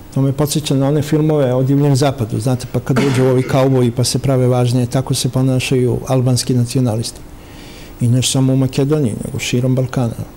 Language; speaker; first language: Serbian; native; Serbian